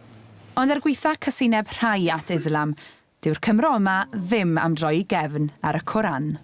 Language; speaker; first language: Welsh; native; Welsh